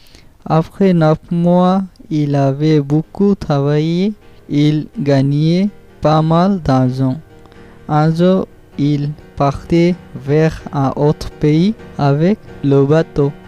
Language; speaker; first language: French; non-native, learner; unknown